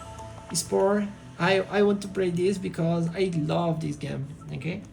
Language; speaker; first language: English; non-native, learner; Portuguese